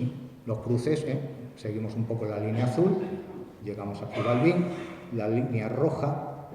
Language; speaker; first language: Spanish; native; Spanish